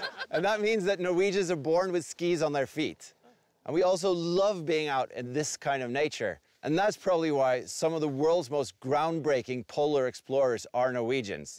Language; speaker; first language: English; non-native, fluent; Norwegian